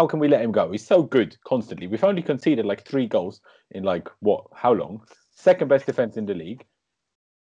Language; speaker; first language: English; native; English